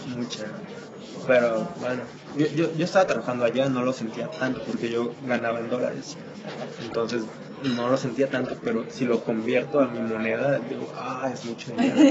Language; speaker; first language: Spanish; native; Spanish